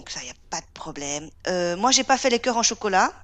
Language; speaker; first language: French; native; French